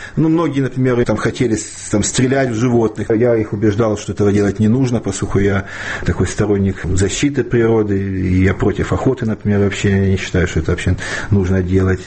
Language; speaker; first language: Russian; native; Russian